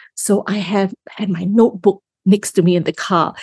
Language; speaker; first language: English; native; English